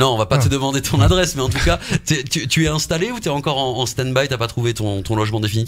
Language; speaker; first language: French; native; French